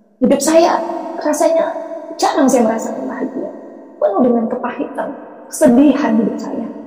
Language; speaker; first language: Indonesian; native; Indonesian